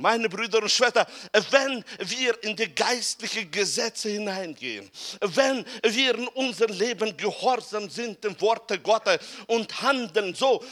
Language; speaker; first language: German; non-native, fluent; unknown